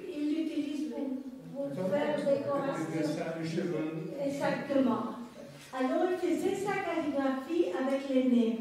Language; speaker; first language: French; non-native, fluent; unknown